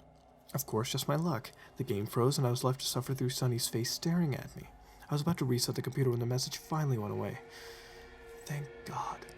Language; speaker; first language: English; native; English